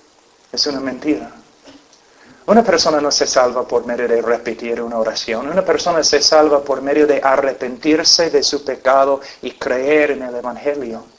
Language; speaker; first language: Spanish; non-native, fluent; English